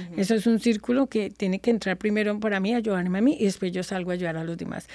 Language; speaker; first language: Spanish; native; Spanish